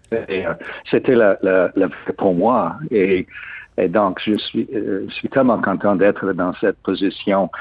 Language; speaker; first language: French; non-native, learner; English